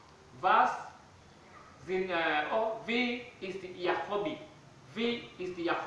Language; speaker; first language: German; non-native, fluent; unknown